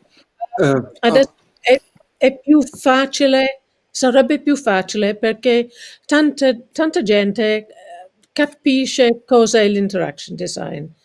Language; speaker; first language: Italian; non-native, learner; English